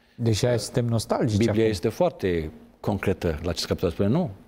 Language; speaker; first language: Romanian; native; Romanian